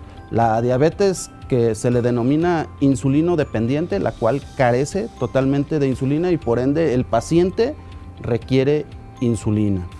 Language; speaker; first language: Spanish; native; Spanish